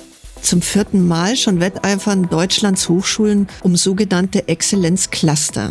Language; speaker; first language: German; native; German